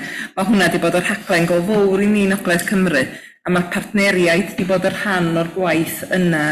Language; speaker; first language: Welsh; native; Welsh